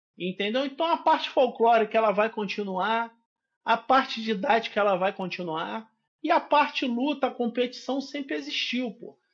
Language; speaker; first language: Portuguese; native; Portuguese